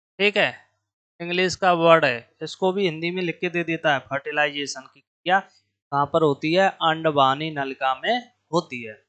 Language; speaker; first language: Hindi; native; Hindi